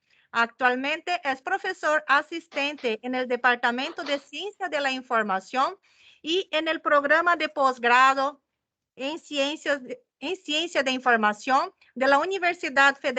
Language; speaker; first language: Spanish; non-native, fluent; Portuguese